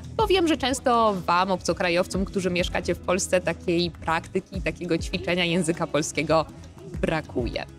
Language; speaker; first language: Polish; native; Polish